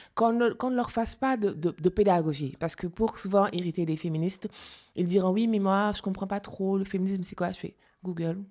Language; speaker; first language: French; non-native, local second language; Fula